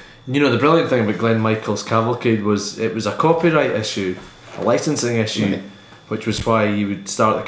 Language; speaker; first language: English; native; English